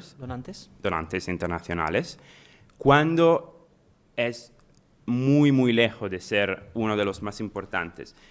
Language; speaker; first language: Spanish; non-native, fluent; Italian